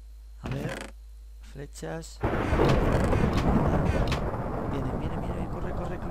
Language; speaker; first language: Spanish; native; Spanish